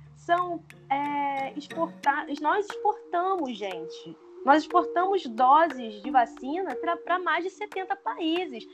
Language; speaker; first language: Portuguese; native; Portuguese